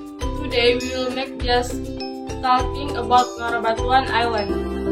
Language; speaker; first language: English; non-native, learner; Indonesian